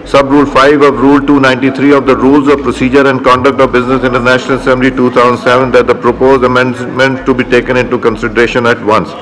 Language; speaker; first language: English; non-native, local second language; Urdu